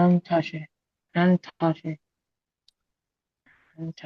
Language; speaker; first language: German; non-native, learner; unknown